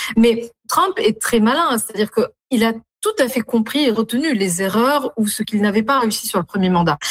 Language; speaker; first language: French; non-native, local second language; Arabic